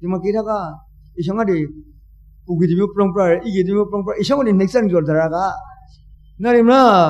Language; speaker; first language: Burmese; native; Burmese